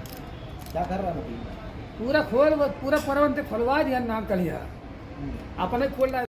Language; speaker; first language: Hindi; non-native, local second language; Marathi